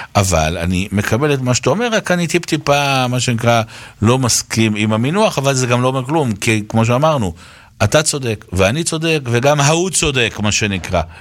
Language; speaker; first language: Hebrew; native; Hebrew